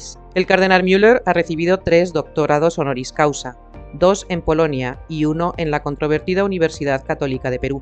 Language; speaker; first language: Spanish; native; Spanish